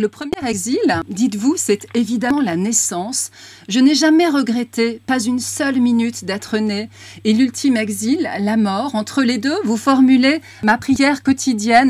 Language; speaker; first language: French; native; French